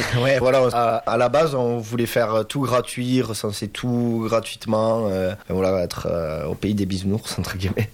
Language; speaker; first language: French; native; French